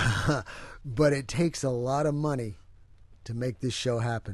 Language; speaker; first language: English; native; English